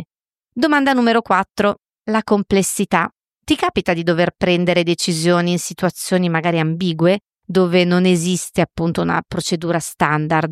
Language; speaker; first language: Italian; native; Italian